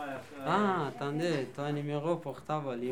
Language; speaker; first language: French; non-native, learner; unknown